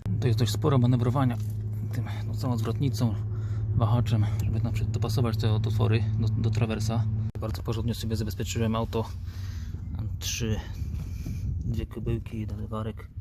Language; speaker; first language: Polish; native; Polish